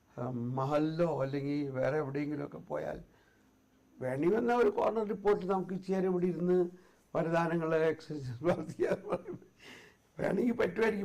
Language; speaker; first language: Malayalam; native; Malayalam